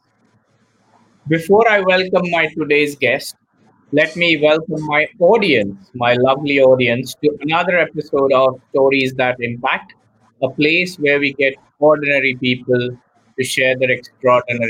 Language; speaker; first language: English; non-native, local second language; Hindi